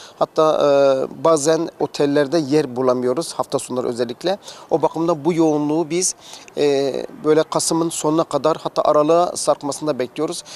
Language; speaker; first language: Turkish; native; Turkish